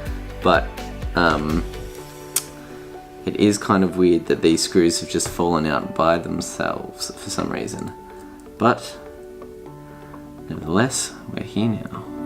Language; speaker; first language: English; native; English